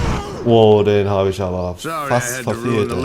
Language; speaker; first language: German; native; German